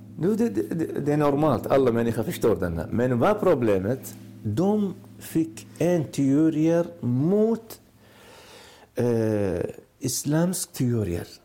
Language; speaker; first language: Swedish; non-native, learner; Arabic